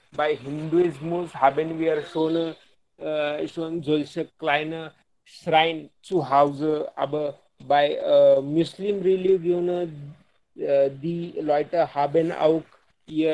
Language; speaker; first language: German; non-native, learner; Hindi